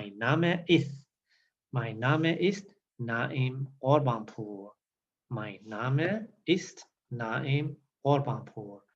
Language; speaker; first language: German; non-native, learner; Persian